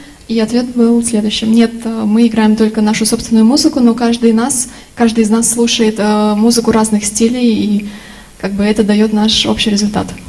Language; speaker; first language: Russian; native; Russian